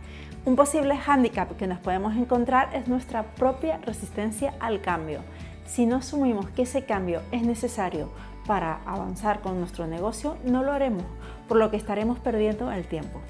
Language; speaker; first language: Spanish; native; Spanish